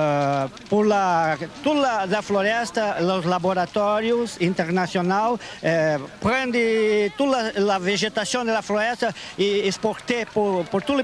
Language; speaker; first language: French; non-native, learner; Portuguese